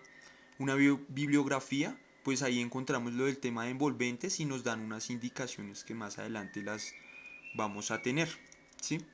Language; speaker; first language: Spanish; native; Spanish